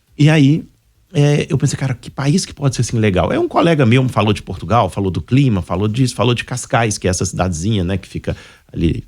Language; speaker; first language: Portuguese; native; Portuguese